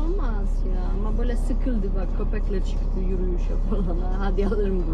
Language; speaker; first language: Turkish; non-native, learner; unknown